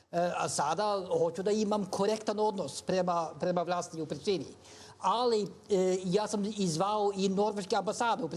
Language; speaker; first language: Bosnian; non-native, fluent; Norwegian